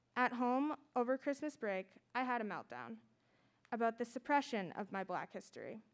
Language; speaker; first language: English; native; English